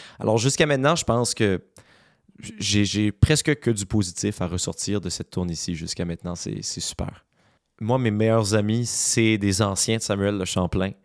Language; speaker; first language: French; native; French